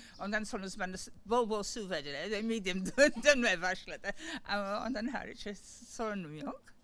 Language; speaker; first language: Turkish; non-native, learner; English